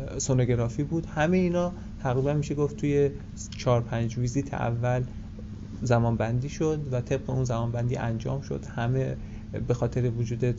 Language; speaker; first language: Persian; native; Persian